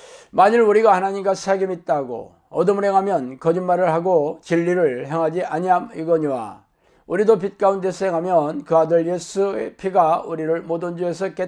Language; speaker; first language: Korean; native; Korean